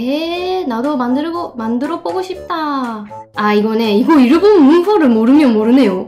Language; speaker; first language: Korean; non-native, fluent; Japanese